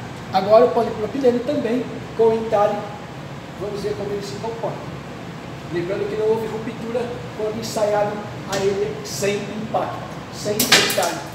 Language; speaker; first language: Portuguese; native; Portuguese